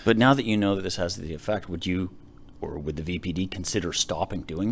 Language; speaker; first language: English; native; English